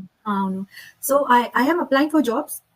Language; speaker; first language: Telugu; non-native, local second language; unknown